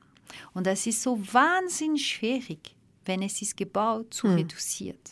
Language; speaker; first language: German; non-native, learner; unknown